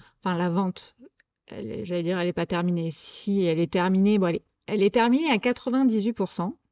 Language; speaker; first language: French; native; French